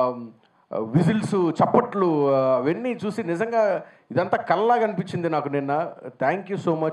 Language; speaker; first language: Telugu; native; Telugu